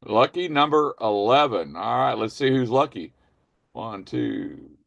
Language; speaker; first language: English; native; English